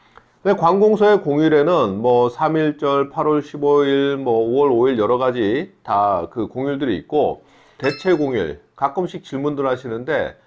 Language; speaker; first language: Korean; native; Korean